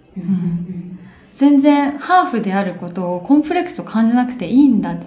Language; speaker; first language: Japanese; early bilingual, heritage; Japanese